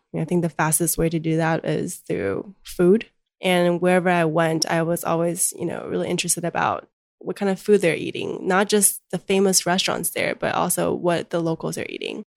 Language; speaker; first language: English; early bilingual, other home language; Chinese